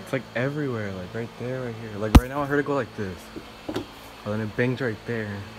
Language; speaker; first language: English; early bilingual, other home language; Spanish